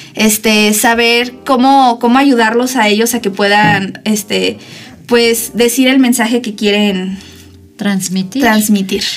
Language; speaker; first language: Spanish; native; Spanish